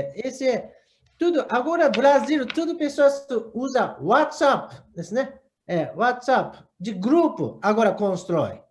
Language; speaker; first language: Portuguese; non-native, learner; Japanese